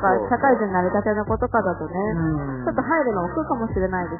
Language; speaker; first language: Japanese; native; Japanese